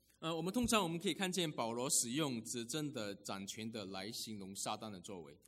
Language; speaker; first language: Chinese; native; Chinese